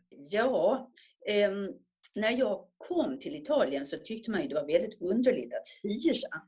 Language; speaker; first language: Swedish; native; Swedish